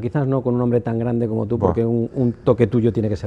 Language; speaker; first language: Spanish; native; Spanish